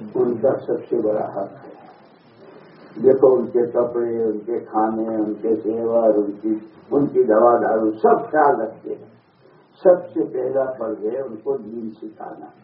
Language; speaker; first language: Urdu; non-native, local second language; Gujarati